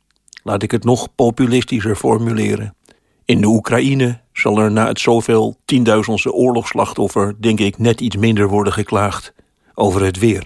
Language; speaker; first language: Dutch; native; Dutch